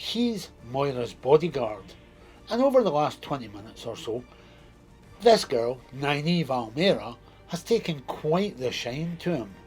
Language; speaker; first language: English; native; English